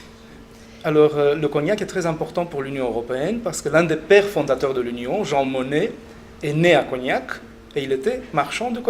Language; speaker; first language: French; non-native, fluent; Romanian